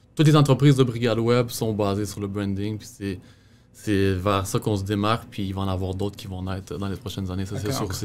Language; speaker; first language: French; native; French